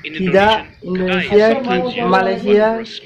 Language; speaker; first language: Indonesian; non-native, learner; Bangla